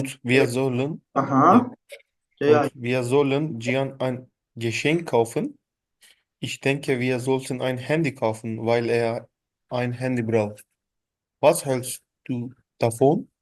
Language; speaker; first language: German; non-native, learner; Turkish